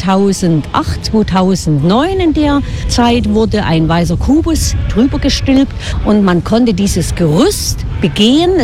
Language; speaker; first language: German; native; German